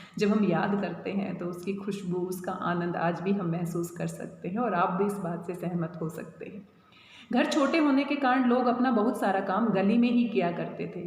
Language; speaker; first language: Hindi; native; Hindi